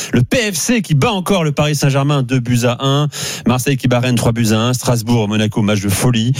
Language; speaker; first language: French; native; French